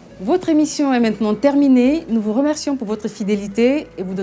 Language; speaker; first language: French; native; French